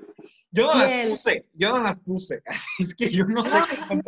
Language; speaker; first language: Spanish; native; Spanish